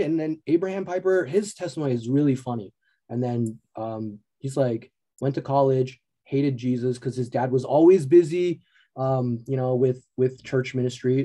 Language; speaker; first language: English; early bilingual, other home language; Chinese